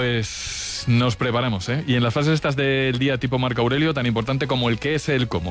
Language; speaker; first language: Spanish; native; Spanish